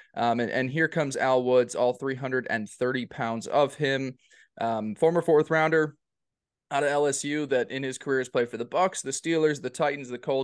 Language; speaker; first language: English; native; English